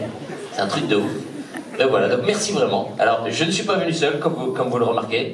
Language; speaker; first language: French; native; French